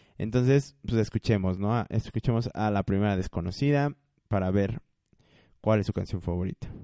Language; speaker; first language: Spanish; native; Spanish